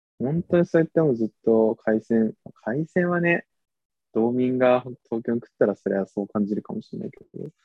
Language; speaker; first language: Japanese; native; Japanese